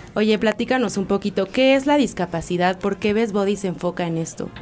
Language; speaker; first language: Spanish; native; Spanish